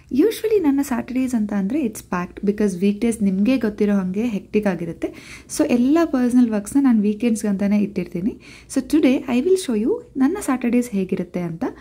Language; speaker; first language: Kannada; native; Kannada